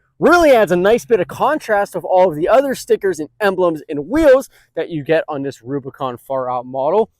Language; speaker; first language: English; native; English